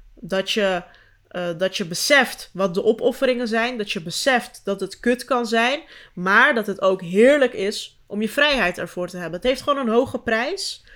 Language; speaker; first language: Dutch; early bilingual, other home language; Turkish